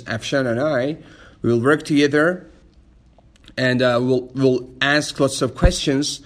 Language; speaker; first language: English; non-native, fluent; Persian